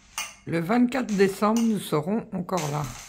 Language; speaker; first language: French; native; French